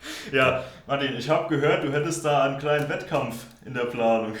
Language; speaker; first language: German; native; German